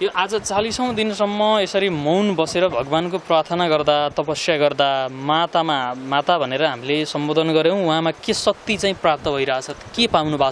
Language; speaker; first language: Nepali; native; Nepali